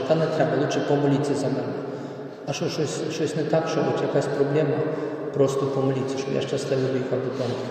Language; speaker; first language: Ukrainian; non-native, fluent; Polish